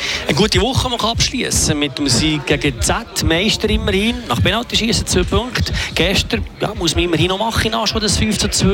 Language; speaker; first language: German; native; German